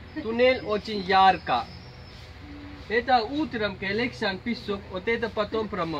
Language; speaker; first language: Russian; non-native, learner; Sinhala